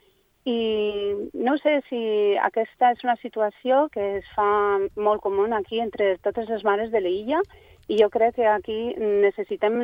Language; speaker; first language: Catalan; non-native, local second language; Spanish